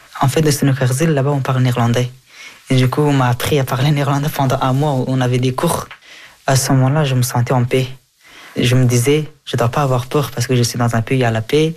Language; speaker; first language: French; early bilingual, other home language; Persian